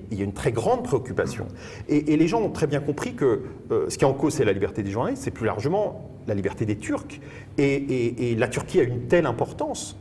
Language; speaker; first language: French; native; French